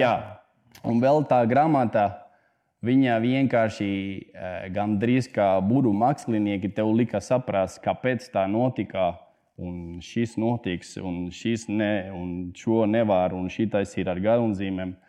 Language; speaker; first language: Latvian; non-native, fluent; Spanish